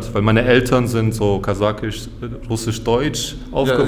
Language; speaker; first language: German; early bilingual, other home language; Russian